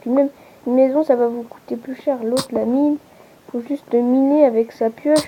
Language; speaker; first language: French; native; French